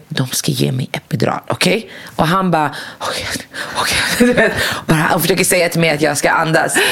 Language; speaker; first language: Swedish; early bilingual, other home language; Arabic